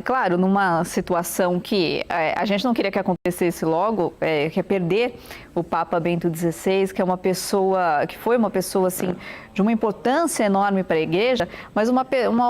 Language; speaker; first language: Portuguese; native; Portuguese